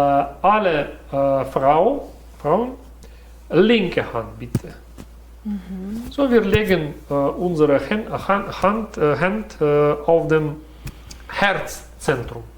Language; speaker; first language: German; non-native, learner; Russian